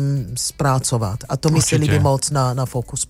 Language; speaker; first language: Czech; non-native, fluent; English